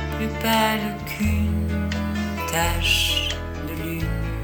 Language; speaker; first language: French; native; French